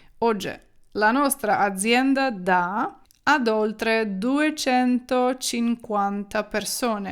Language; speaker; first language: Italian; non-native, fluent; Ukrainian